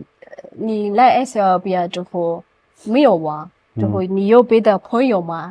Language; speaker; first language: Chinese; non-native, learner; Amharic